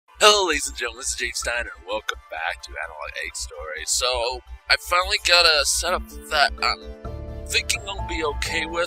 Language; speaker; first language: English; native; English